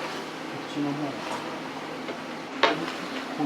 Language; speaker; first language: Japanese; native; Japanese